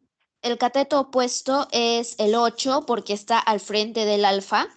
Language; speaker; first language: Spanish; native; Spanish